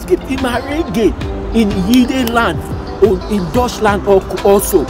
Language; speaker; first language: German; non-native, learner; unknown